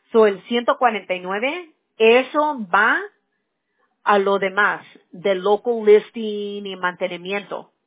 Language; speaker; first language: Spanish; early bilingual, other home language; English